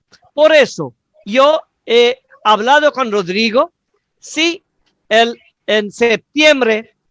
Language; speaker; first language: Spanish; non-native, fluent; Bangla